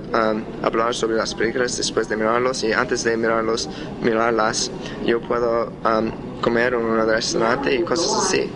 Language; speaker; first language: Spanish; non-native, learner; English